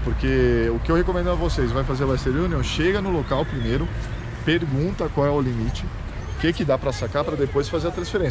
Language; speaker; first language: Portuguese; native; Portuguese